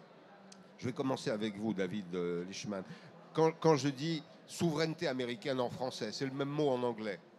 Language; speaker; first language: French; native; French